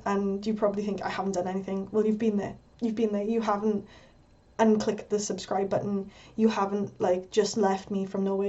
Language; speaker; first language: English; native; English